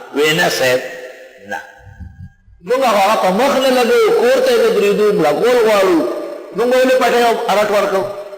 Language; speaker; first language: Urdu; non-native, local second language; Pashto